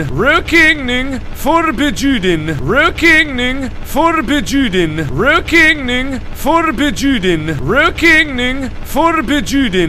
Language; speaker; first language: Swedish; non-native, learner; English